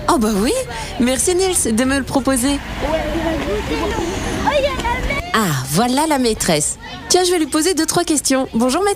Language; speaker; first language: French; native; French